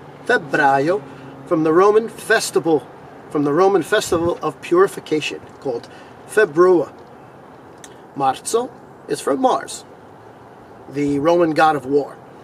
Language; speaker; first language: English; native; English